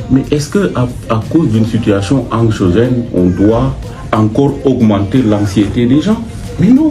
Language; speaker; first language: French; non-native, local second language; Wolof